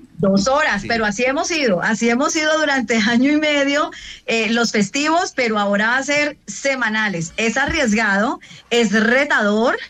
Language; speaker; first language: Spanish; native; Spanish